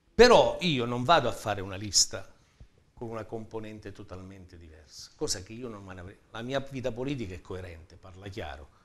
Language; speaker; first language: Italian; native; Italian